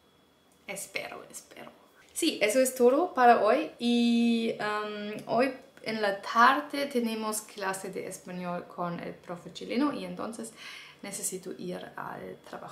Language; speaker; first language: Spanish; non-native, learner; German